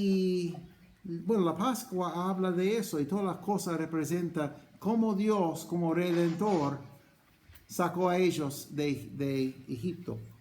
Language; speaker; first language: Spanish; non-native, fluent; English